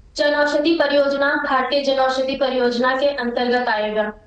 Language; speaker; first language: Hindi; native; Hindi